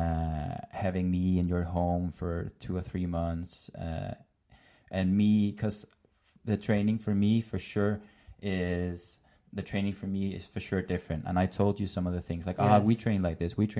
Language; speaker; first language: English; non-native, fluent; Danish